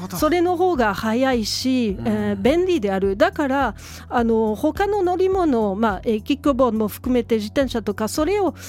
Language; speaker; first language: Japanese; non-native, fluent; French